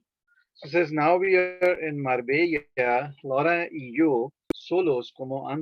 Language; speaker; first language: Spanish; non-native, fluent; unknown